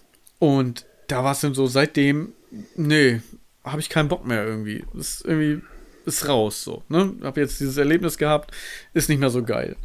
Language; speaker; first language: German; native; German